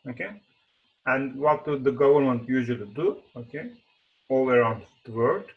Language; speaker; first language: English; non-native, fluent; Turkish